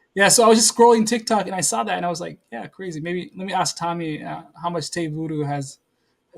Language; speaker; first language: English; native; English